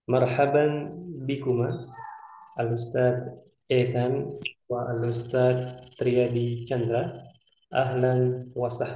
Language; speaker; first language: Arabic; non-native, fluent; Indonesian